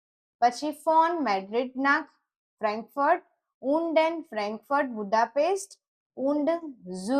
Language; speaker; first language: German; non-native, learner; Gujarati